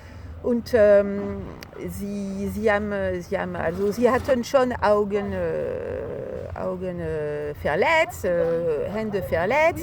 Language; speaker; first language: German; non-native, fluent; French